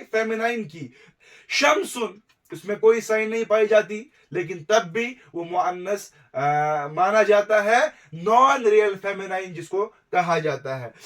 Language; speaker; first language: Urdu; non-native, local second language; Kashmiri